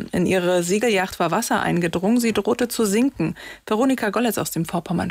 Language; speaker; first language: German; native; German